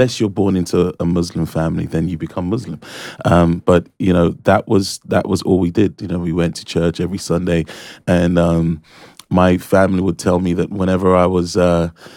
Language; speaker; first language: English; early bilingual, other home language; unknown